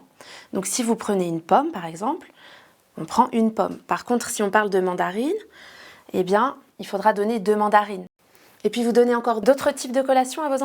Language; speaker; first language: French; native; French